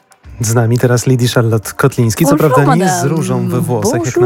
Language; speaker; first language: Polish; native; Polish